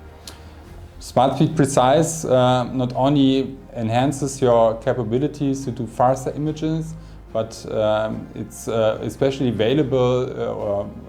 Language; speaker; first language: English; non-native, fluent; German